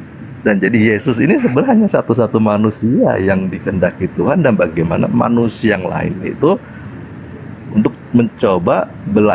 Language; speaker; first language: Indonesian; native; Indonesian